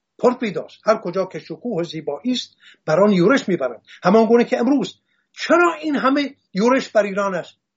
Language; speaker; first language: Persian; non-native, local second language; Assyrian Neo-Aramaic